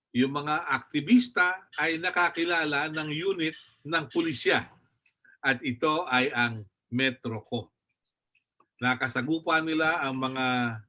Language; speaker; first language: Filipino; non-native, local second language; Bikol